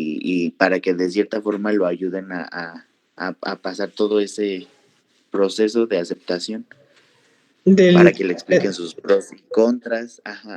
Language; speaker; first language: Spanish; native; Spanish